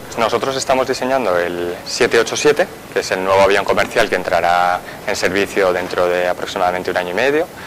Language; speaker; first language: Spanish; native; Spanish